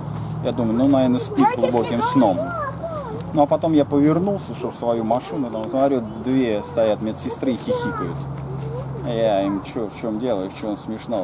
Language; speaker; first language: Russian; native; Russian